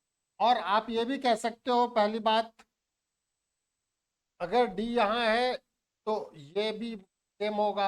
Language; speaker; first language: Hindi; native; Hindi